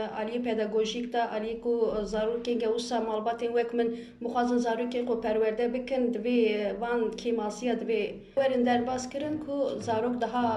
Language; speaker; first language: Kurdish; non-native, local second language; Turkish